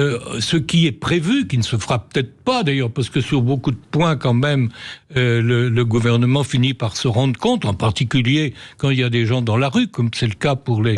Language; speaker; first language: French; native; French